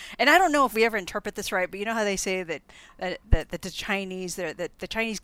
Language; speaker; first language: English; non-native, local second language; Filipino